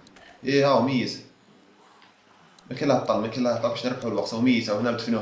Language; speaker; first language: Arabic; native; Arabic